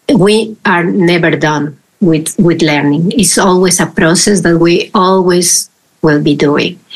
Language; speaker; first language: English; non-native, fluent; Spanish